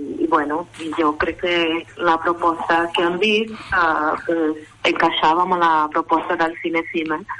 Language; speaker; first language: Catalan; non-native, fluent; Portuguese